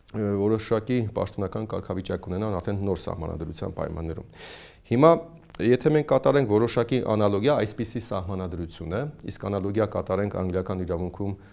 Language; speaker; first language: Armenian; native; Armenian